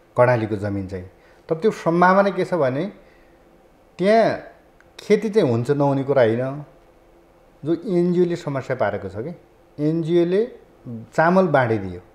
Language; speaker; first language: Nepali; native; Nepali